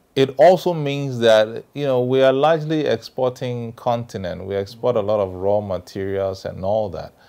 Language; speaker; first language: English; non-native, local second language; Ewe